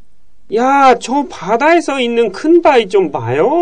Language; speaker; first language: Korean; non-native, fluent; Japanese